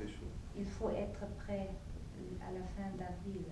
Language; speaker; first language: French; non-native, fluent; German